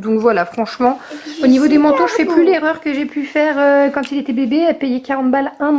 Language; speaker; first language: French; native; French